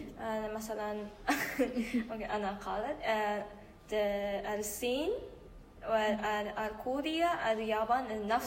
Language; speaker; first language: Arabic; non-native, learner; Japanese